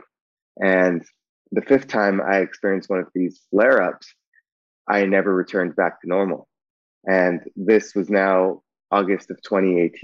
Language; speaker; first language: English; native; English